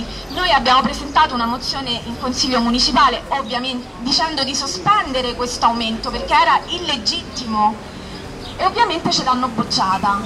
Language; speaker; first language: Italian; native; Italian